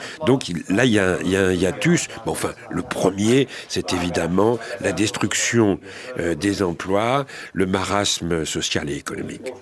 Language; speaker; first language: French; native; French